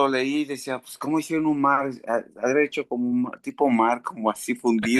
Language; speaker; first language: Spanish; native; Spanish